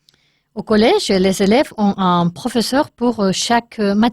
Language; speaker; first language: French; non-native, learner; Spanish